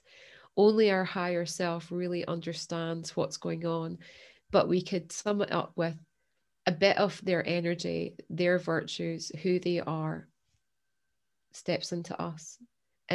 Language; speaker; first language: English; native; English